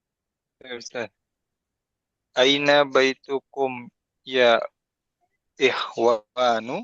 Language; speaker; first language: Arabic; non-native, learner; Indonesian